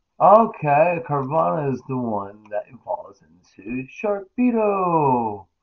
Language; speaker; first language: English; native; English